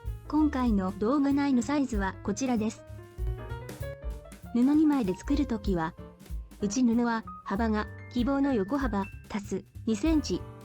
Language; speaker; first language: Japanese; native; Japanese